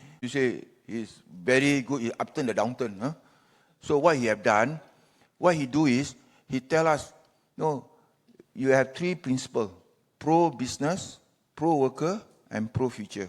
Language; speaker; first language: English; non-native, local second language; Malay